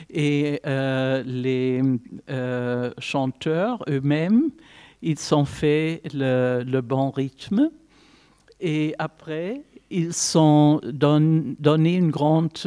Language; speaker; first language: French; non-native, fluent; German